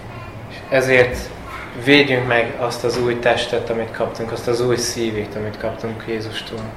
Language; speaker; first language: Hungarian; early bilingual, heritage; Hungarian